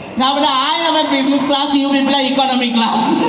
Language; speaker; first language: Malayalam; non-native, local second language; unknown